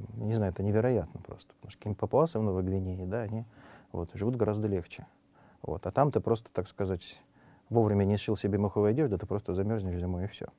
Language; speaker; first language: Russian; native; Russian